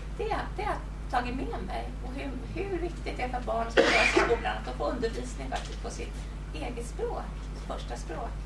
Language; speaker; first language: Swedish; native; Swedish